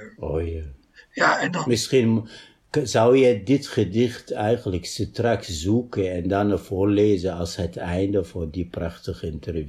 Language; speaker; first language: Dutch; non-native, fluent; Arabic